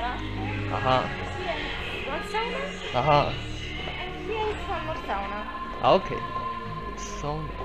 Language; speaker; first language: English; non-native, learner; Romanian